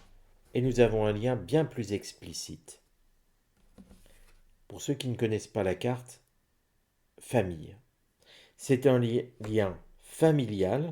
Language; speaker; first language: French; native; French